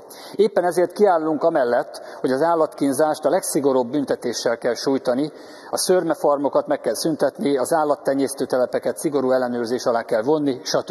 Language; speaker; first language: Hungarian; native; Hungarian